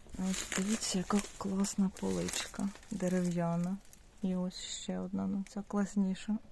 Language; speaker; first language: Ukrainian; native; Ukrainian